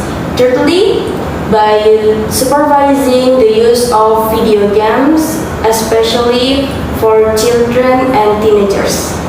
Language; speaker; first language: English; non-native, learner; Indonesian